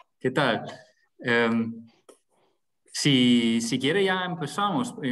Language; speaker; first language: Spanish; non-native, fluent; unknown